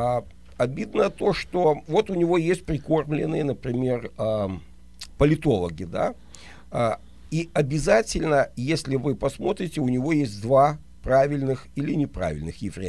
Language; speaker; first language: Russian; native; Russian